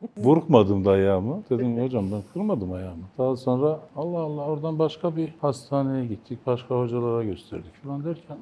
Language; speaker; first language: Turkish; native; Turkish